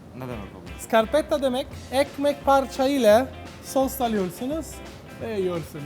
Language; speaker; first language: Turkish; non-native, learner; Italian